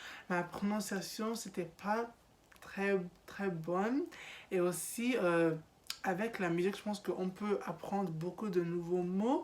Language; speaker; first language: French; non-native, learner; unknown